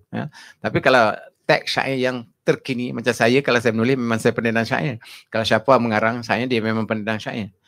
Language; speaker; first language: Malay; native; Malay